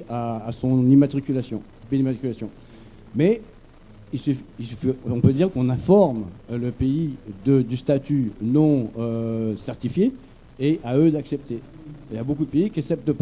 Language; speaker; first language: French; native; French